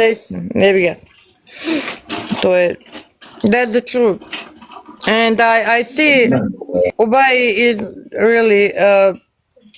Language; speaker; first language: English; non-native, learner; Bosnian